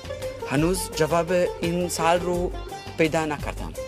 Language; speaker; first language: Persian; non-native, learner; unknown